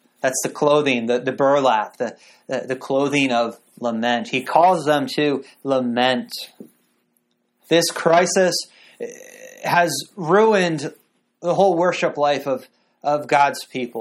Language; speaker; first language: English; native; English